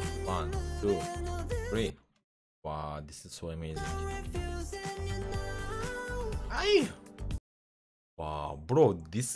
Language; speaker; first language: English; non-native, learner; Turkish